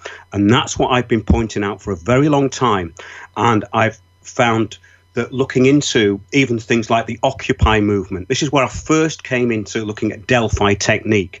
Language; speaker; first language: English; native; English